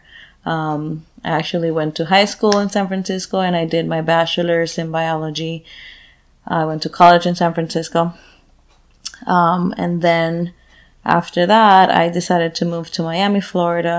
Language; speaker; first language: English; non-native, fluent; Spanish